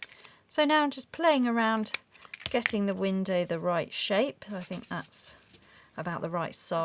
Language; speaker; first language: English; native; English